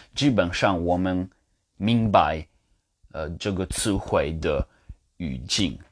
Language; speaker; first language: Chinese; non-native, learner; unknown